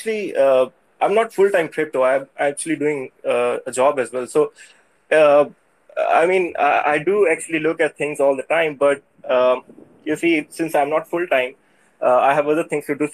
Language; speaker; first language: English; non-native, local second language; Urdu